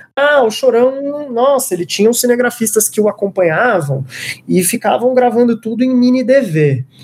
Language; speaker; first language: Portuguese; native; Portuguese